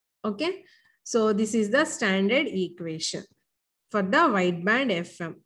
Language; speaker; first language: English; non-native, local second language; Telugu